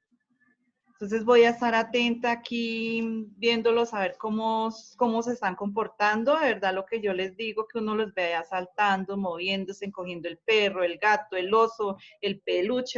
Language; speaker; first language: Spanish; native; Spanish